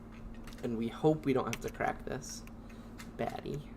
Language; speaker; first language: English; native; English